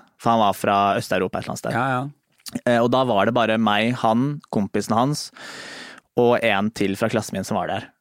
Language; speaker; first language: Norwegian; native; Norwegian